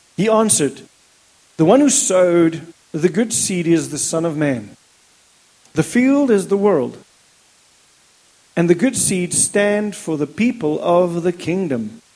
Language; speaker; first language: English; non-native, local second language; Afrikaans